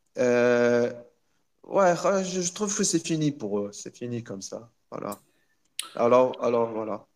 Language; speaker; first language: French; non-native, local second language; Arabic